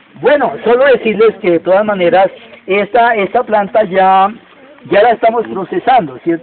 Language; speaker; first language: Spanish; native; Spanish